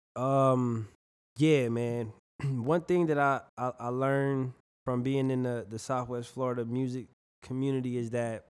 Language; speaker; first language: English; native; English